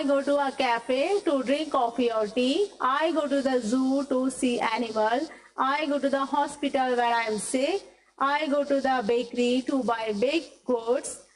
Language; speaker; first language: English; non-native, local second language; Hindi